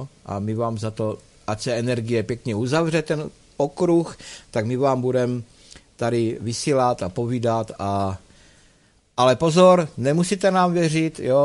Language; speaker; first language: Czech; native; Czech